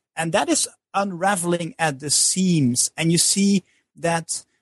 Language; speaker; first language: English; non-native, fluent; Dutch